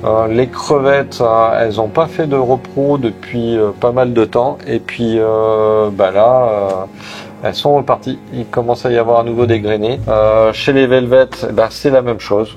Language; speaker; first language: French; native; French